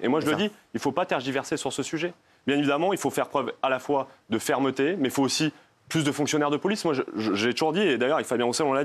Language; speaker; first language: French; native; French